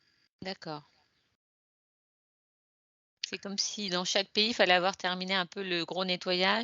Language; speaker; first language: French; native; French